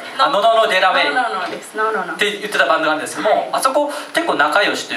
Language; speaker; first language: Japanese; native; Japanese